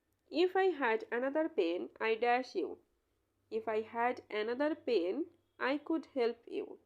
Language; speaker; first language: English; non-native, local second language; Bangla